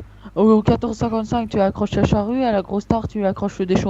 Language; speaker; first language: French; native; French